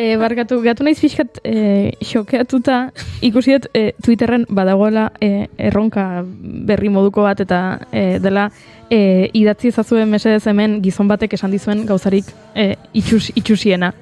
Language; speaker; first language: Basque; native; Basque